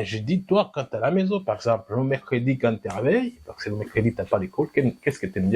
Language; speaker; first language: French; non-native, fluent; Kinyarwanda